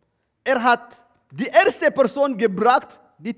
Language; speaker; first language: German; non-native, learner; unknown